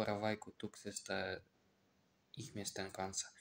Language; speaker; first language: Finnish; non-native, learner; Ukrainian